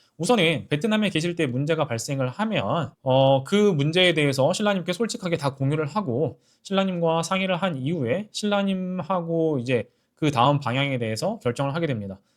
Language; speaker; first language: Korean; native; Korean